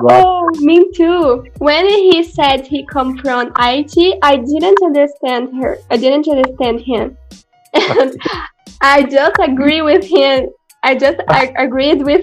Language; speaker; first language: English; non-native, learner; Portuguese